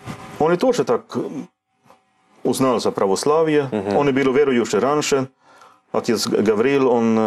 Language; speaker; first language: Russian; non-native, learner; Swedish